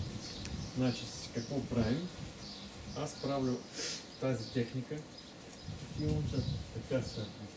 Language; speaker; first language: Bulgarian; non-native, learner; Russian